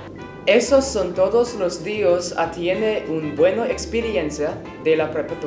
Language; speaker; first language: Spanish; non-native, learner; English